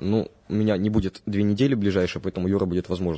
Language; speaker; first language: Russian; native; Russian